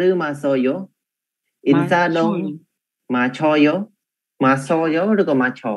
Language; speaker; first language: Korean; non-native, learner; Khmer